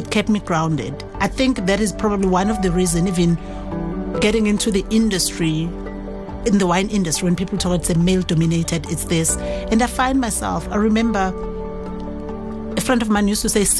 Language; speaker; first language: English; non-native, local second language; Zulu